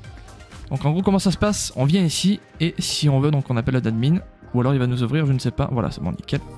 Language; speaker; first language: French; native; French